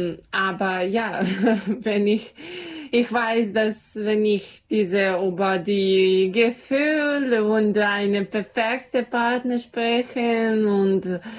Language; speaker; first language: German; non-native, learner; Serbian